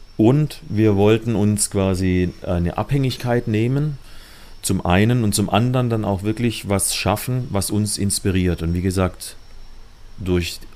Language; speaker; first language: German; native; German